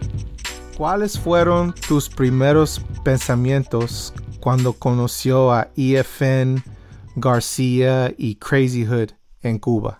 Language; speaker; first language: Spanish; early bilingual, heritage; Spanish